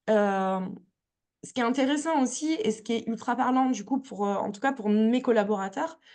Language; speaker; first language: French; native; French